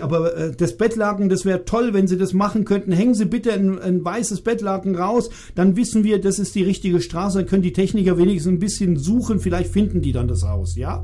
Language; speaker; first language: German; native; German